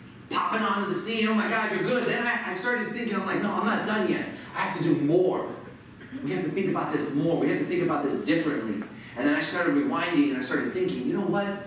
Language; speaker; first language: English; early bilingual, other home language; Spanish